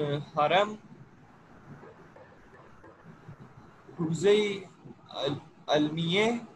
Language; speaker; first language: Persian; non-native, learner; Urdu